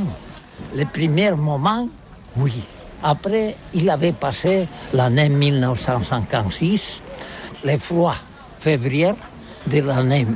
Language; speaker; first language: French; non-native, learner; Catalan